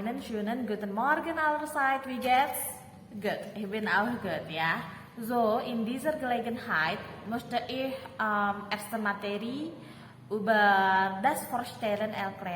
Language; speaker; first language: German; non-native, fluent; Indonesian